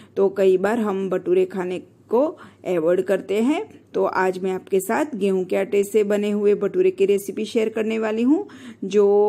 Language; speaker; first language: Hindi; non-native, local second language; Gujarati